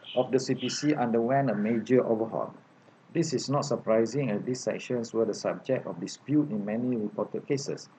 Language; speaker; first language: English; non-native, local second language; Malay